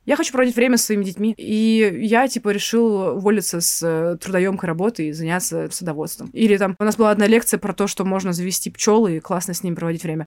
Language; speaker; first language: Russian; native; Russian